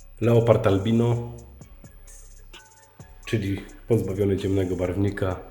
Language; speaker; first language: Polish; native; Polish